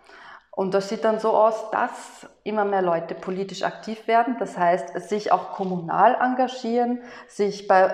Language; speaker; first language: German; native; German